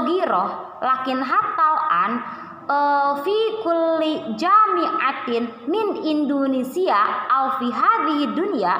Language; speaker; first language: Arabic; non-native, learner; Indonesian